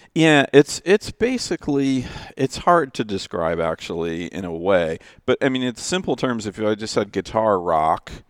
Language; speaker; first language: English; native; English